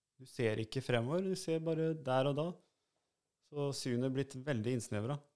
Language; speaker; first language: Norwegian; early bilingual, other home language; Albanian